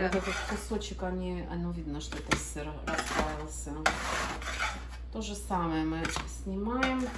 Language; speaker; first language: Russian; native; Russian